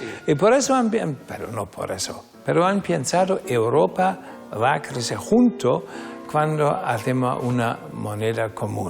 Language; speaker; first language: Spanish; non-native, learner; German